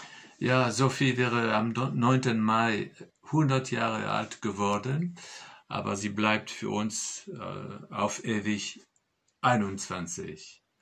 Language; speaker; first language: German; non-native, fluent; French